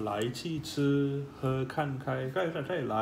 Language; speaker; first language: Chinese; non-native, fluent; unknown